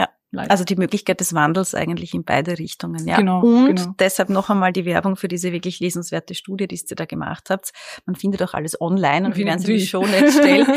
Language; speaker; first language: German; native; German